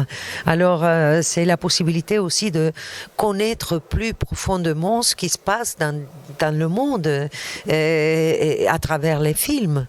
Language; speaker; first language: French; non-native, fluent; Arabic